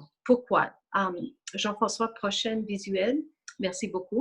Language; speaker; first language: French; non-native, fluent; English